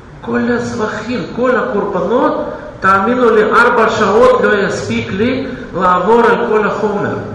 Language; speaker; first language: Hebrew; non-native, fluent; Russian